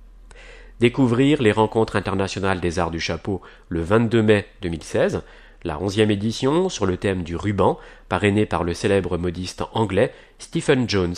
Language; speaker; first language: French; native; French